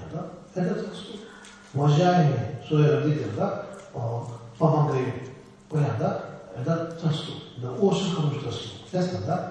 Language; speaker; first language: Russian; non-native, learner; Tibetan